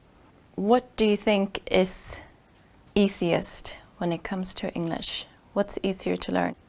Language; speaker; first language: English; non-native, fluent; Swedish